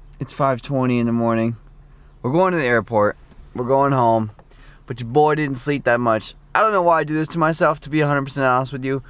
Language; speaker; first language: English; native; English